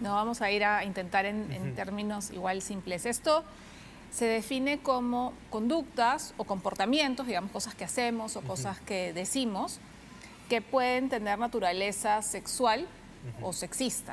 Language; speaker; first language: Spanish; native; Spanish